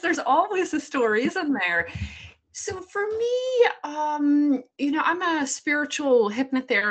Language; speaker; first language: English; native; English